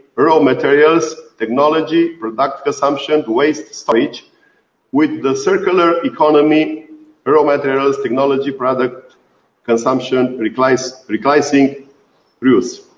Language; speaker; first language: English; non-native, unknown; Romanian